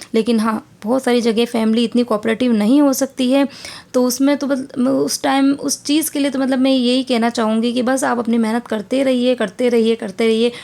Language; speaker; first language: Hindi; native; Hindi